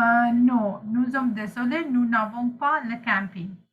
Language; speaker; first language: French; non-native, fluent; Sinhala